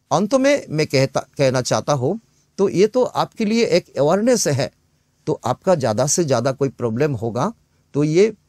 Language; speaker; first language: Hindi; non-native, local second language; Bangla